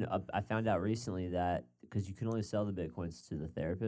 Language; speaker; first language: English; native; English